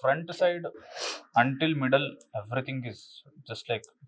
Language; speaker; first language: Telugu; non-native, local second language; Kannada